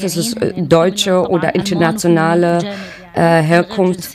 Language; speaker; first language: German; non-native, learner; Arabic